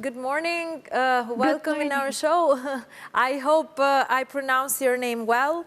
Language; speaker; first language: English; non-native, fluent; Albanian